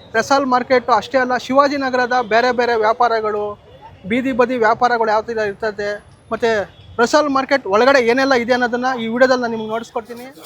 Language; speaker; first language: Kannada; native; Kannada